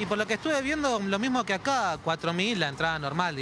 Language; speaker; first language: Spanish; native; Spanish